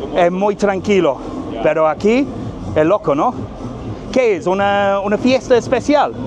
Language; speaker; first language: Spanish; non-native, learner; English